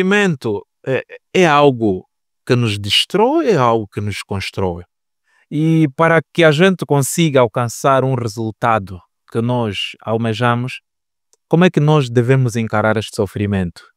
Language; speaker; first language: Portuguese; native; Portuguese